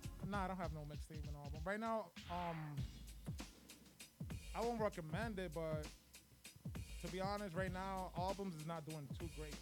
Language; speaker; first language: English; early bilingual, other home language; Spanish